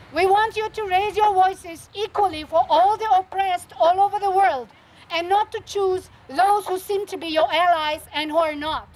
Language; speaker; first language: English; non-native, fluent; Armenian